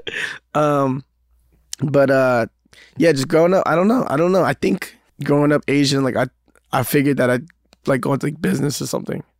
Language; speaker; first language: English; native; English